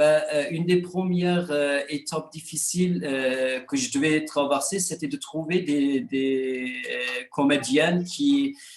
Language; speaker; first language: French; non-native, fluent; Kurdish